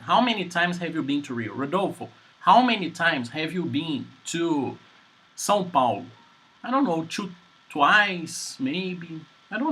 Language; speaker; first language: English; non-native, fluent; Portuguese